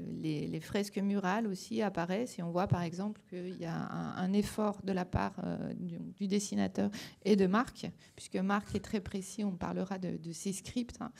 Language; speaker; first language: French; native; French